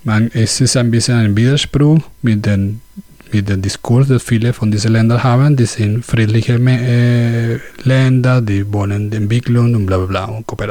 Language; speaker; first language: German; non-native, learner; Spanish